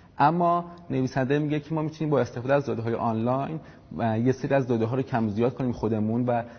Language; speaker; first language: Persian; native; Persian